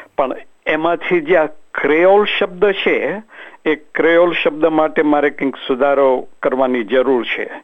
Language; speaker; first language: Gujarati; early bilingual, heritage; Gujarati